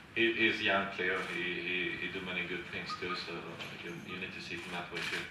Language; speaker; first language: English; non-native, learner; Albanian